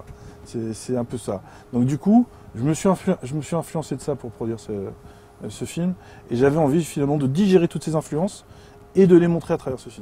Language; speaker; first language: French; native; French